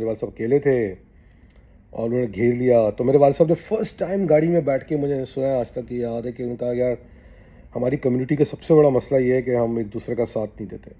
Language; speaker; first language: Urdu; native; Urdu